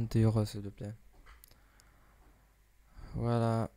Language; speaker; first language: French; non-native, learner; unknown